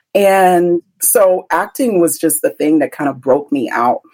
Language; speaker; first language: English; early bilingual, other home language; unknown